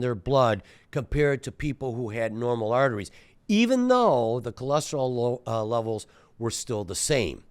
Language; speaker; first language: English; native; English